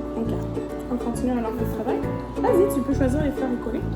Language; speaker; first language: French; native; French